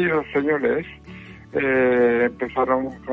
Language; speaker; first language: Spanish; non-native, fluent; Japanese